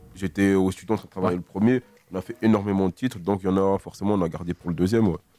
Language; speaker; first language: French; early bilingual, other home language; Lingala